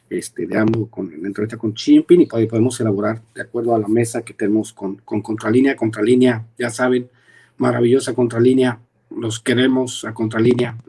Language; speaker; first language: Spanish; native; Spanish